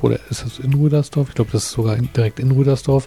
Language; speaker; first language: German; native; German